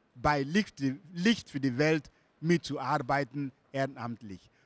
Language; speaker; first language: German; non-native, fluent; Igbo